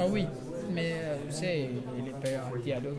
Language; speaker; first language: French; non-native, learner; Kurdish